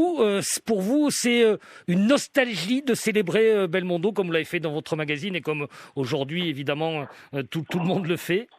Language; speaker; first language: French; native; French